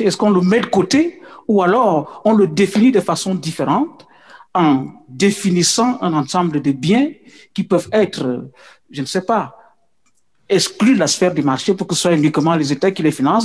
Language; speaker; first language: French; native; French